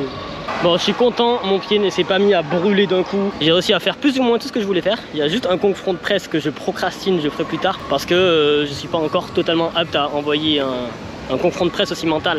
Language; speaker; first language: French; native; French